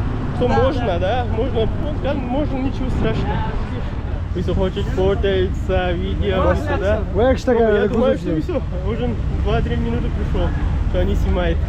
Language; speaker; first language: Russian; non-native, learner; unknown